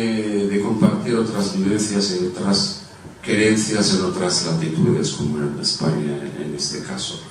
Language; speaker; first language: Spanish; non-native, fluent; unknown